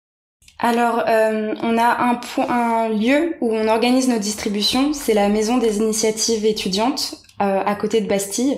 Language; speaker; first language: French; native; French